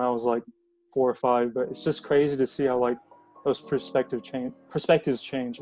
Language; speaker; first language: English; early bilingual, other home language; Korean